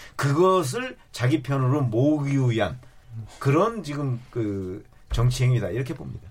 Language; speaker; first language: Korean; native; Korean